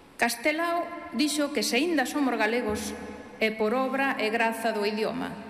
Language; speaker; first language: Galician; early bilingual, heritage; Galician